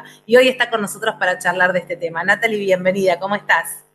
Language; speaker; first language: Spanish; native; Spanish